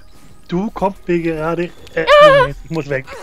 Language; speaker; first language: German; native; German